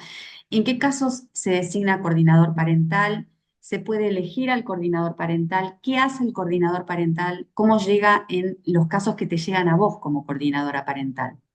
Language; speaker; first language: Spanish; native; Spanish